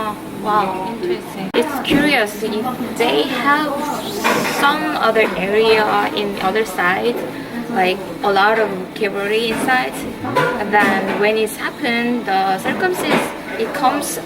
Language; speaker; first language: English; non-native, fluent; Korean